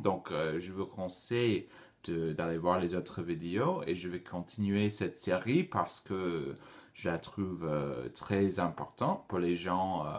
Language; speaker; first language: French; non-native, fluent; English